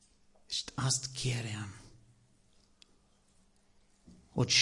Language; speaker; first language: Hungarian; non-native, learner; English